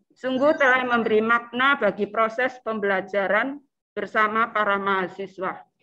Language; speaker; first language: Indonesian; native; Indonesian